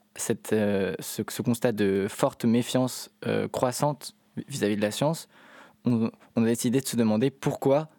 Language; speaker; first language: French; native; French